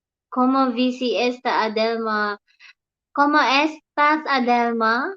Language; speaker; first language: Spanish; non-native, learner; Filipino